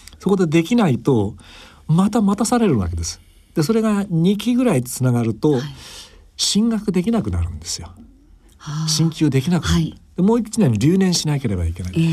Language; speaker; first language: Japanese; native; Japanese